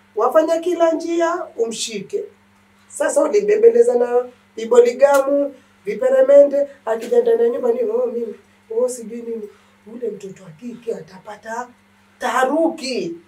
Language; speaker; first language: Swahili; native; Swahili